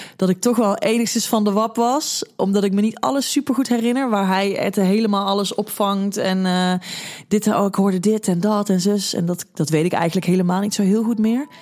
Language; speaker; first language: Dutch; native; Dutch